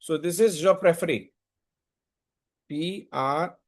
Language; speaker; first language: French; non-native, learner; Hindi